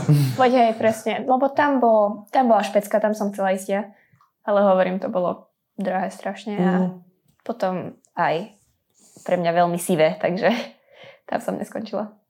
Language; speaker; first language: Slovak; non-native, local second language; Hungarian